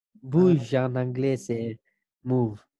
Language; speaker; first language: French; non-native, learner; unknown